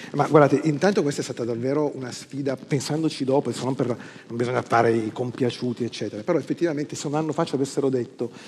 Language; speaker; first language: Italian; native; Italian